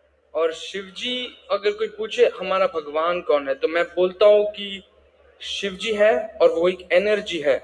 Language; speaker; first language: Hindi; early bilingual, heritage; Hindi